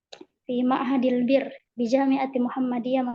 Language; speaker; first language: Arabic; non-native, learner; Indonesian